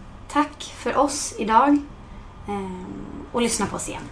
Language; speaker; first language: Swedish; native; Swedish